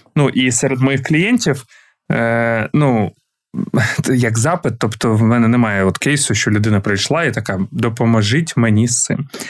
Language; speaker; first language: Ukrainian; non-native, local second language; Russian